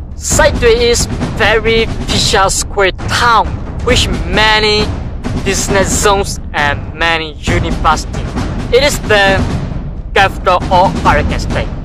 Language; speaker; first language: English; non-native, learner; Burmese